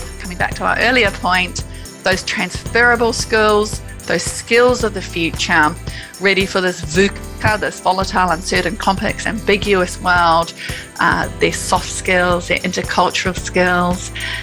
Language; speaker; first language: English; native; English